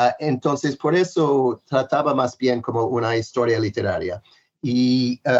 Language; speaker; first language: Spanish; non-native, fluent; English